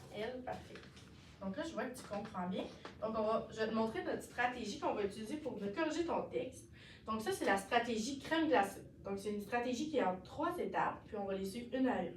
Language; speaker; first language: French; native; French